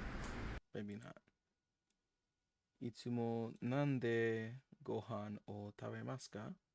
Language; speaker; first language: Japanese; non-native, learner; English